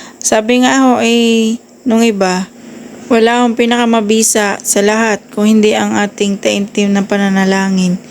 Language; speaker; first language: Filipino; native; Filipino